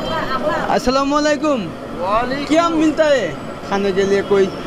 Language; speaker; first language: Hindi; non-native, learner; Bangla